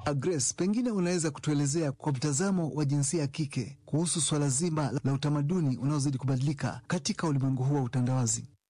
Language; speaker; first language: Swahili; non-native, local second language; Ganda